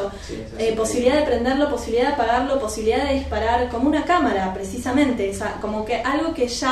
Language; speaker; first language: Spanish; native; Spanish